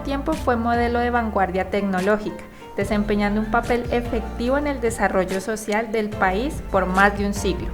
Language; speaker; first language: Spanish; native; Spanish